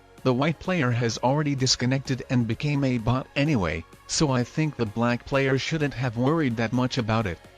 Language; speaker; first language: English; non-native, fluent; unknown